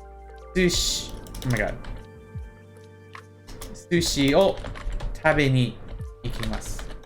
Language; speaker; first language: Japanese; non-native, learner; English